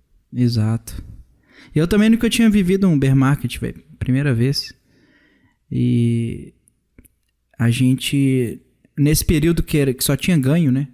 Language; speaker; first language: Portuguese; native; Portuguese